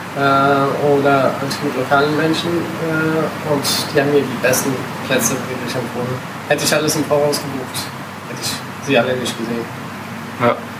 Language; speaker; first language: German; non-native, fluent; Italian